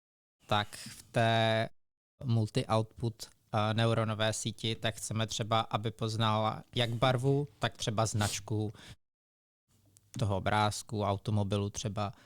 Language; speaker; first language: Czech; native; Czech